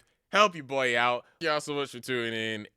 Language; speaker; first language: English; native; English